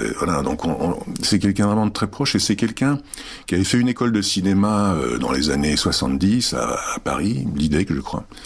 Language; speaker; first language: French; early bilingual, other home language; Czech